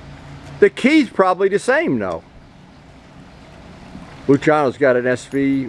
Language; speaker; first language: English; native; English